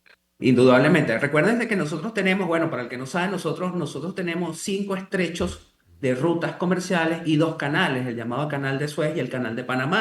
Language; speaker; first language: Spanish; native; Spanish